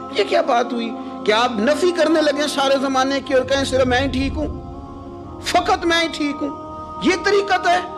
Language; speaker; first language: Urdu; non-native, local second language; Punjabi